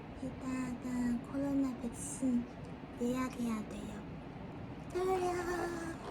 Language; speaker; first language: Korean; non-native, fluent; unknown